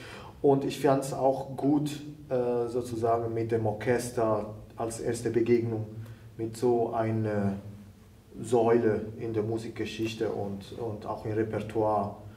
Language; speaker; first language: German; non-native, fluent; Italian